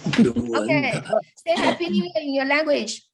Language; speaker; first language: English; non-native, fluent; Chinese